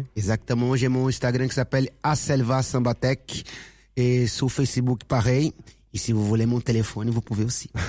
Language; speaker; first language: French; non-native, fluent; Portuguese